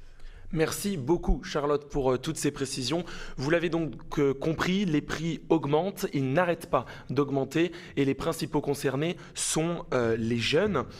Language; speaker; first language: French; native; French